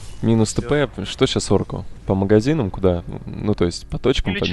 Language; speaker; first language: Russian; native; Russian